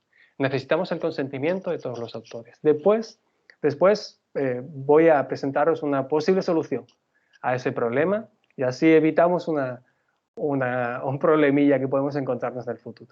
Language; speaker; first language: Spanish; native; Spanish